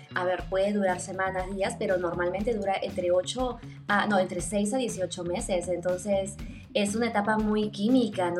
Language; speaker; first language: Spanish; native; Spanish